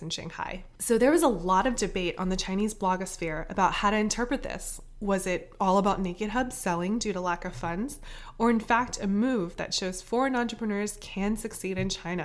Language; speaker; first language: English; native; English